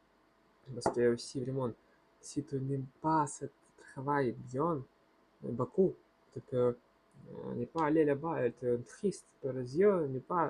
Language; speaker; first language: French; non-native, learner; Russian